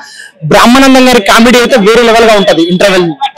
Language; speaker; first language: Telugu; native; Telugu